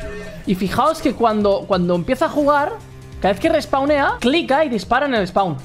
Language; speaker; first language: Spanish; native; Spanish